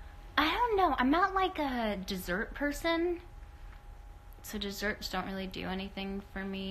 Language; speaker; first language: English; native; English